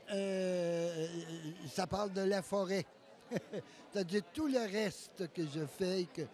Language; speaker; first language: French; native; French